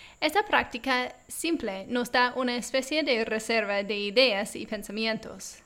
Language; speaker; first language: Spanish; non-native, fluent; English